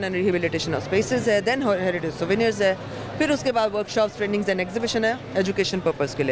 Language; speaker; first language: Hindi; native; Hindi